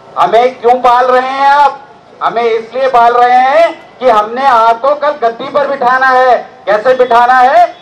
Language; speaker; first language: Hindi; native; Hindi